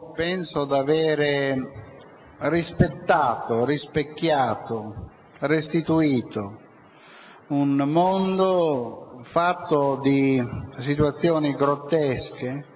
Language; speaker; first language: Italian; native; Italian